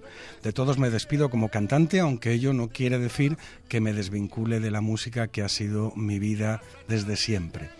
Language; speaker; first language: Spanish; native; Spanish